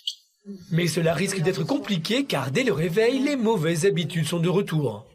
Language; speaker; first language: French; native; French